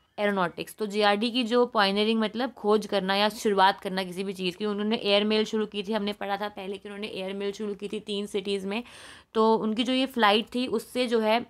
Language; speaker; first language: Hindi; native; Hindi